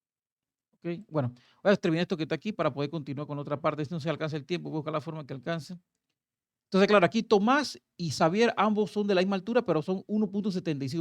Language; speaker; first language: Spanish; native; Spanish